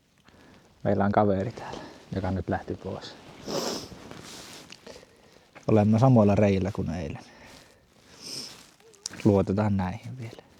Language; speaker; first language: Finnish; native; Finnish